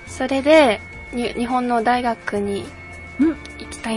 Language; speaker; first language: Japanese; non-native, fluent; Mongolian